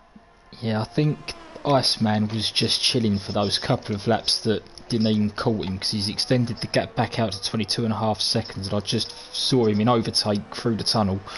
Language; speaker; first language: English; native; English